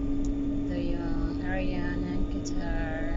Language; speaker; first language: English; non-native, learner; Filipino